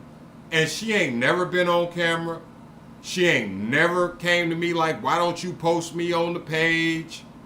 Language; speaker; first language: English; native; English